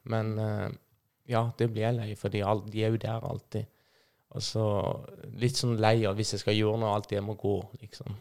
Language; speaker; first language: Norwegian; non-native, fluent; Persian